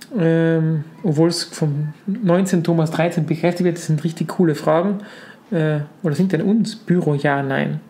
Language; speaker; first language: German; native; German